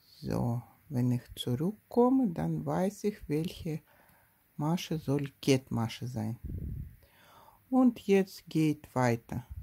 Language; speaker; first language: German; non-native, learner; Russian